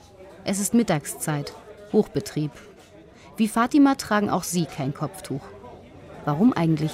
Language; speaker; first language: German; native; German